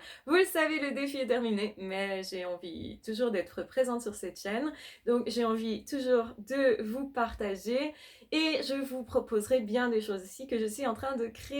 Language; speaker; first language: French; native; French